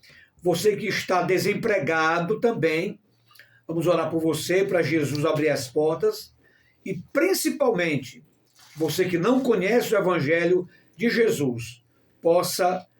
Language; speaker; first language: Portuguese; native; Portuguese